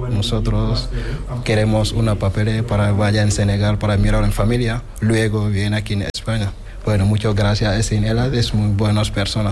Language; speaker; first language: Spanish; non-native, learner; Wolof